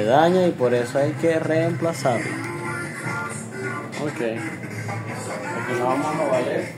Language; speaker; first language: Spanish; native; Spanish